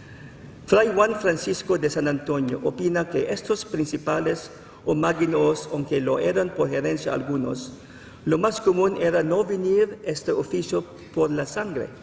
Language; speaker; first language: Spanish; non-native, fluent; Filipino